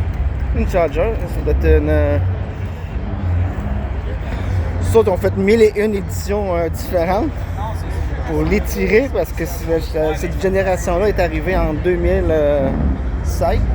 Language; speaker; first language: French; native; French